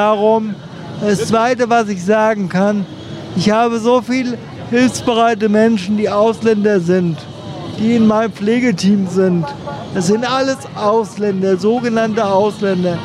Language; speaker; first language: German; native; German